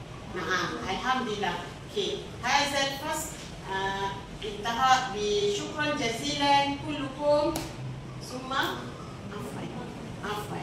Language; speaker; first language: Arabic; non-native, learner; Malay